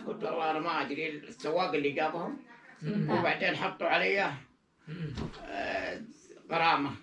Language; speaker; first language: Arabic; native; Arabic